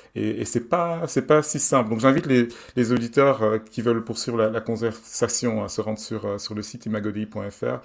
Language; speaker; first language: French; native; French